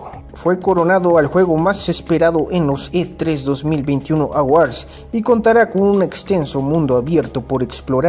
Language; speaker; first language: Spanish; native; Spanish